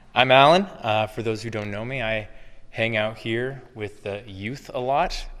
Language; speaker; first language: English; native; English